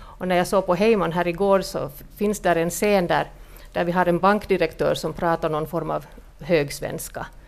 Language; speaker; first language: Swedish; native; Swedish